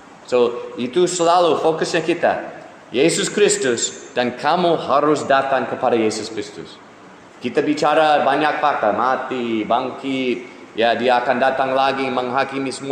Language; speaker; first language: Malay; non-native, fluent; English